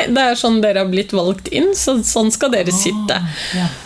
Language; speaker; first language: Norwegian; early bilingual, other home language; Somali